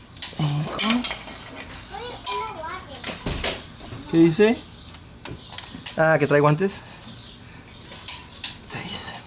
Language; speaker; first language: Spanish; native; Spanish